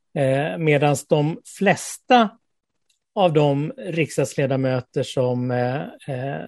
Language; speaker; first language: Swedish; native; Swedish